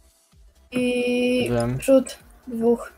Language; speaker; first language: Polish; native; Polish